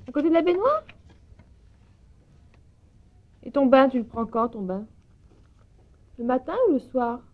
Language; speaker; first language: French; native; French